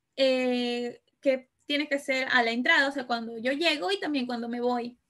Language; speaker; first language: Spanish; early bilingual, other home language; Italian